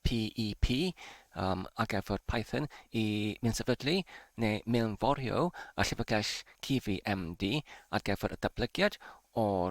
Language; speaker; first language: Welsh; non-native, learner; Polish